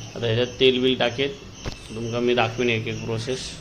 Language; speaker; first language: Marathi; non-native, local second language; Konkani